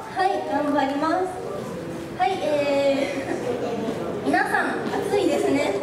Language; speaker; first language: Japanese; native; Japanese